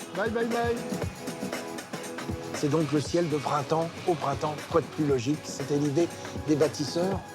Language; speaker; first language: French; native; French